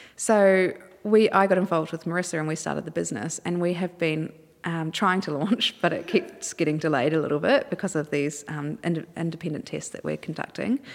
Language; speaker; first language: English; native; English